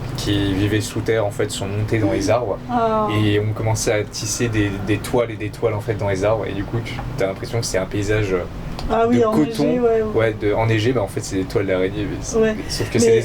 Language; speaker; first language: French; native; French